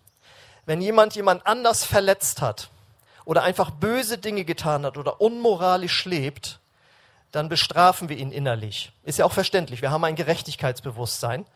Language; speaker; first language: German; native; German